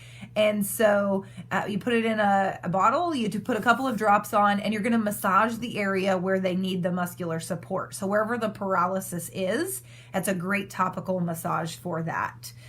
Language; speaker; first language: English; native; English